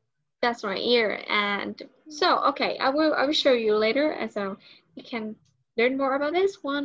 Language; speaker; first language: English; non-native, learner; Vietnamese